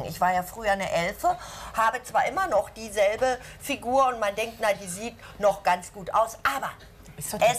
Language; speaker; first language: German; native; German